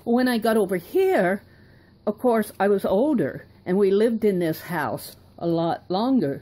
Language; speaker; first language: English; native; English